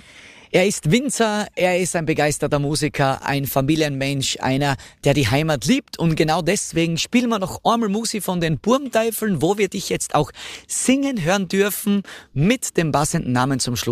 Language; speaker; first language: German; native; German